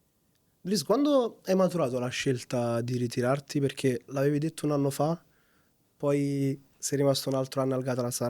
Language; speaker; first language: Italian; native; Italian